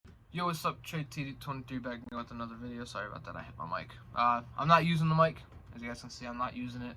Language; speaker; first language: English; native; English